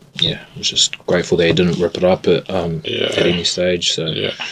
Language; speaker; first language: English; native; English